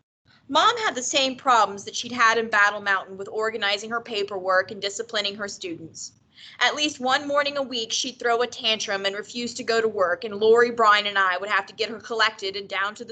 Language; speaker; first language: English; native; English